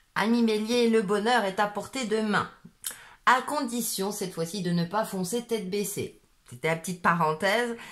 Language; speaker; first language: French; native; French